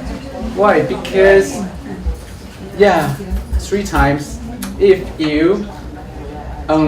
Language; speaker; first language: English; non-native, learner; Chinese